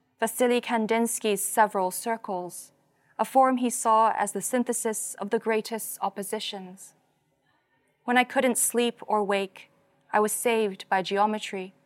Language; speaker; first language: English; non-native, local second language; Cantonese